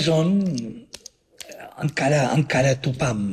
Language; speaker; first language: Catalan; native; Catalan